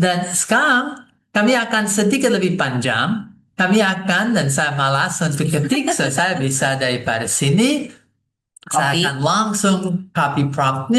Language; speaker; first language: Indonesian; non-native, fluent; English